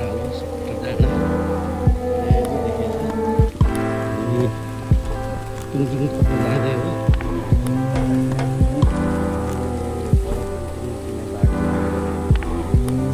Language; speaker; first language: Nepali; native; Nepali